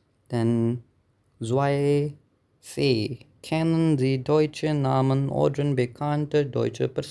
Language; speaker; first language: German; non-native, learner; Hindi